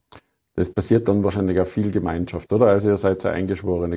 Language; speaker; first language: German; native; German